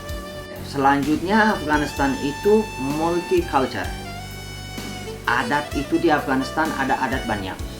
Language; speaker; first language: Indonesian; non-native, fluent; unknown